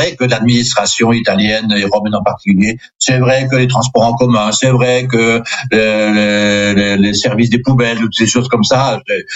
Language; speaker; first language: French; non-native, local second language; Swiss German